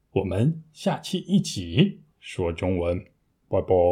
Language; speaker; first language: Chinese; native; Chinese